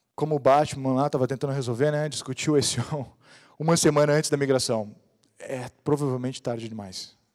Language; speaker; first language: Portuguese; native; Portuguese